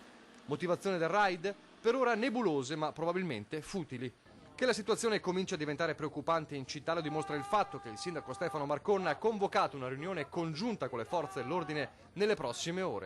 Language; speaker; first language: Italian; native; Italian